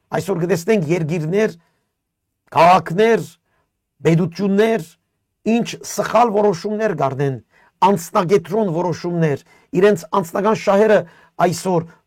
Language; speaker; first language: Armenian; early bilingual, heritage; Armenian